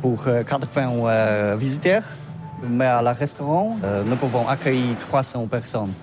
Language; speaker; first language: French; non-native, learner; Polish